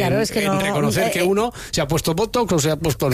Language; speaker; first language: Spanish; native; Spanish